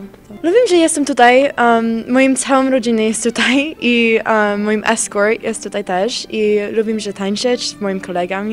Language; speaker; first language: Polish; early bilingual, heritage; Polish